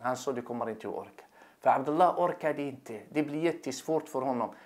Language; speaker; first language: Swedish; non-native, fluent; Arabic